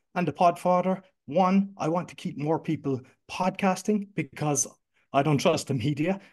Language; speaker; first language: English; native; English